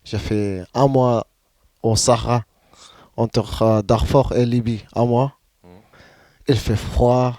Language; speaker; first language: French; non-native, learner; Arabic